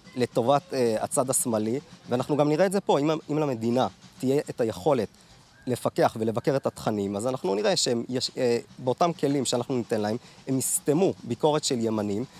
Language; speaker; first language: Hebrew; native; Hebrew